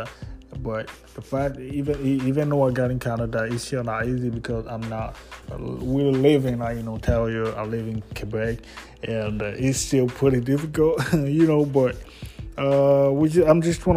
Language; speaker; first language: English; non-native, fluent; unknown